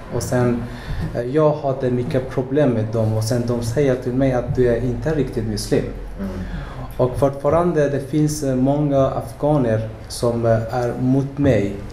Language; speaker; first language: Swedish; non-native, learner; Persian